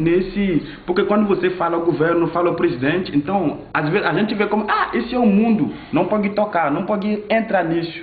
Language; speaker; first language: Portuguese; non-native, fluent; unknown